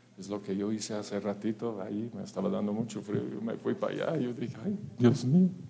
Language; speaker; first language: Spanish; non-native, fluent; English